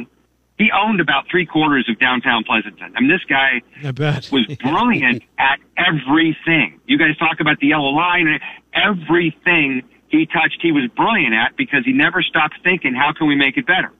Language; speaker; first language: English; native; English